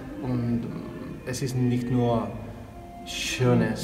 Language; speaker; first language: German; non-native, learner; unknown